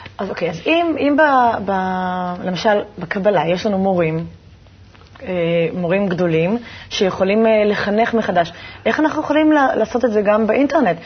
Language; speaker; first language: Hebrew; native; Hebrew